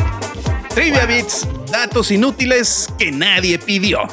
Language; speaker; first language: Spanish; native; Spanish